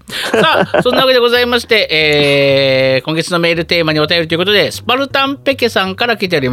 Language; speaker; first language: Japanese; native; Japanese